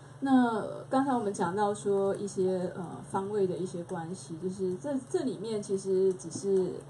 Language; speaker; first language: Chinese; native; Chinese